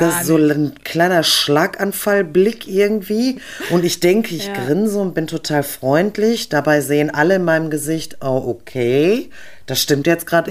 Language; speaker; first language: German; native; German